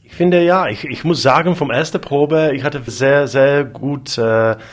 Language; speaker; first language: German; non-native, learner; Czech